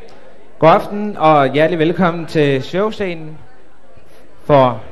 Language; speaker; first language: Danish; native; Danish